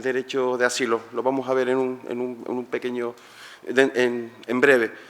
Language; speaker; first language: Spanish; native; Spanish